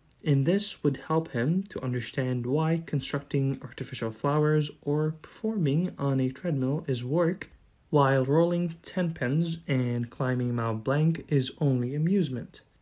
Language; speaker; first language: English; non-native, fluent; Arabic